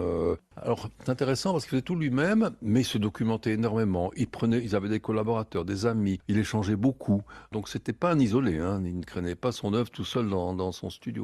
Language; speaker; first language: French; native; French